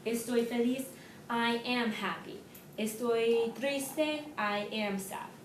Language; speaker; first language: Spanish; non-native, fluent; English